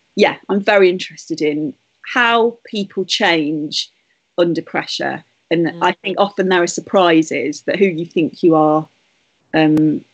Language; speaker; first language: English; native; English